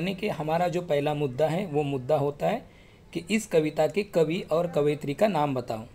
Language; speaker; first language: Hindi; non-native, local second language; Marathi